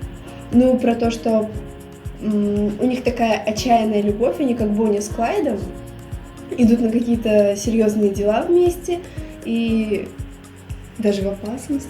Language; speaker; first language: Russian; native; Russian